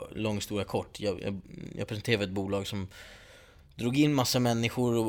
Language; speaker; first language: Swedish; early bilingual, other home language; Persian